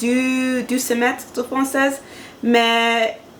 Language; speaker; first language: French; non-native, learner; English